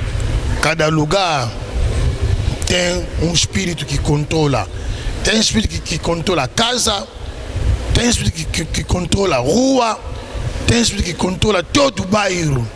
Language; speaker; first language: Portuguese; non-native, learner; Lingala